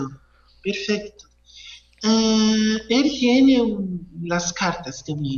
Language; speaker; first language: Spanish; non-native, fluent; Portuguese